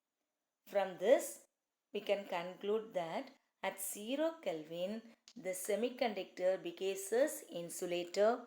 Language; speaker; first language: English; non-native, local second language; Tamil